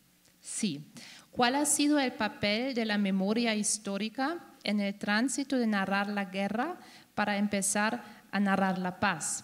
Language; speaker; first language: Spanish; non-native, fluent; German